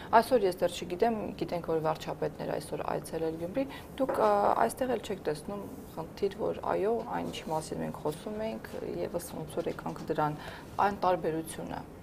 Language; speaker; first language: Armenian; native; Armenian